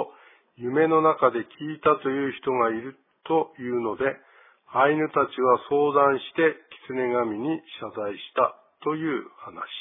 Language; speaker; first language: Japanese; native; Japanese